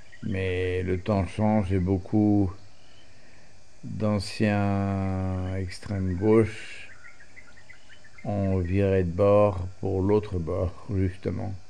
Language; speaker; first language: French; native; French